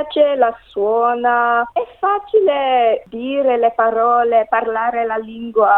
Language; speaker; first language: Italian; non-native, learner; English